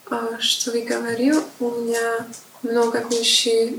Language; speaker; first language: Russian; non-native, learner; Slovak